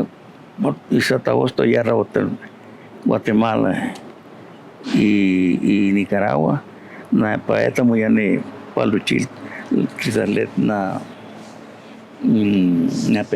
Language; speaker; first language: Russian; non-native, learner; Spanish